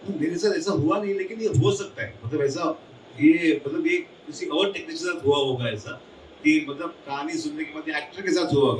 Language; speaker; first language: Hindi; non-native, local second language; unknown